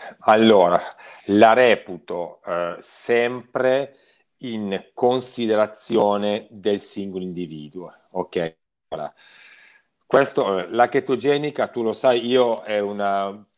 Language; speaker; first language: Italian; native; Italian